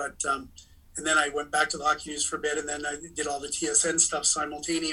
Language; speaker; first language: English; native; English